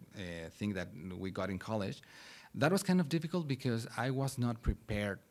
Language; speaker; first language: English; non-native, fluent; Spanish